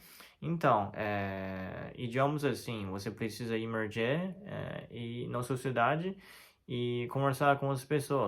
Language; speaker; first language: Portuguese; non-native, fluent; Chinese